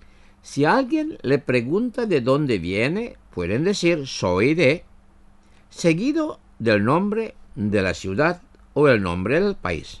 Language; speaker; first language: Spanish; non-native, fluent; Indonesian